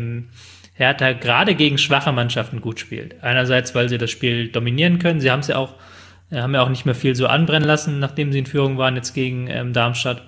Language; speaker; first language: German; native; German